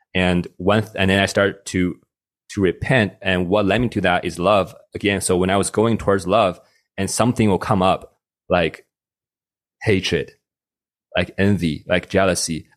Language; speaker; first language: English; non-native, fluent; Chinese